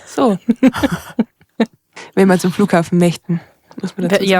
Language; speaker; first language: German; native; German